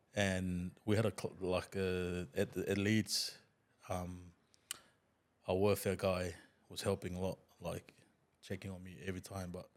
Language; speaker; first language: English; non-native, fluent; Tongan